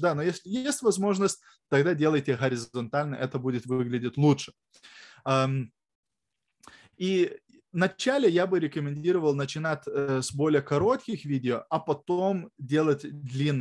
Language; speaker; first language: Russian; non-native, fluent; Lithuanian